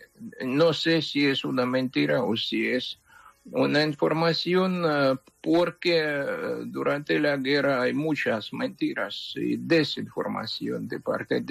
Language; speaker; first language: Spanish; non-native, fluent; Ukrainian